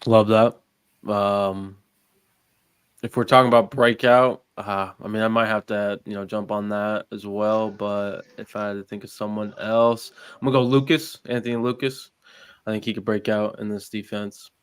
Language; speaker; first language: English; native; English